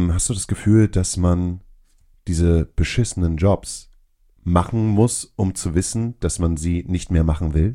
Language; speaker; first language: German; native; German